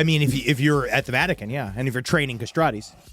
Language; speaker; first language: English; native; English